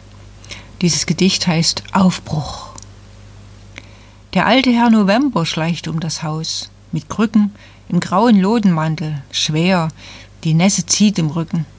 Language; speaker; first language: German; native; German